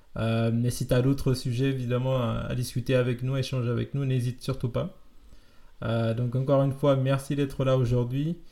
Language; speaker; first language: French; native; French